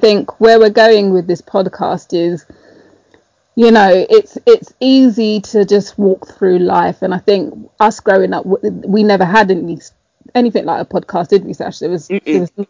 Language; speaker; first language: English; native; English